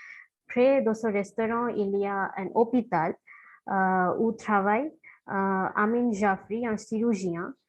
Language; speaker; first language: French; non-native, fluent; Bangla